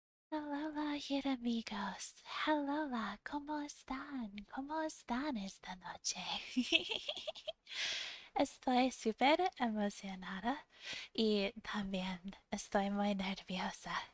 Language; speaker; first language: Spanish; non-native, fluent; English